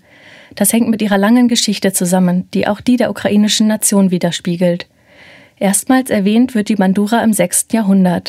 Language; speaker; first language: German; native; German